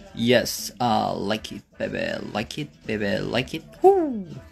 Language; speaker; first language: English; non-native, learner; Korean